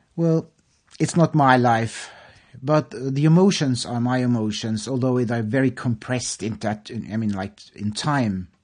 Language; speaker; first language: English; non-native, fluent; Norwegian